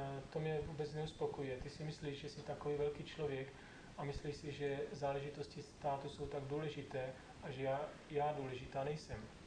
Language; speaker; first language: Czech; native; Czech